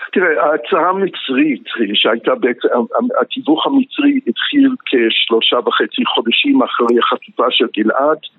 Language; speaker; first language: Hebrew; non-native, fluent; English